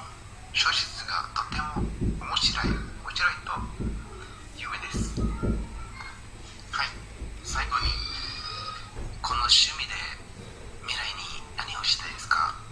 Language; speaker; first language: Japanese; non-native, learner; Indonesian